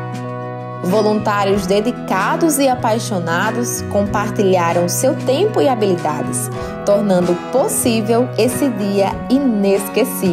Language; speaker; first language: Portuguese; native; Portuguese